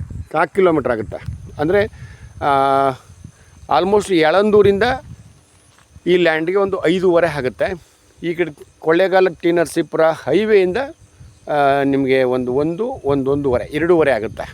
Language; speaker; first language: Kannada; native; Kannada